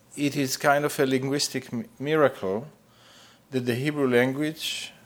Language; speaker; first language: English; non-native, fluent; Hebrew